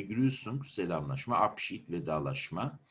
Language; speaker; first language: German; non-native, fluent; Turkish